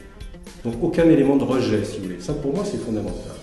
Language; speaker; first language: French; native; French